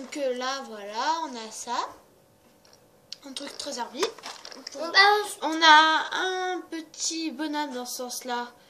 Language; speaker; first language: French; native; French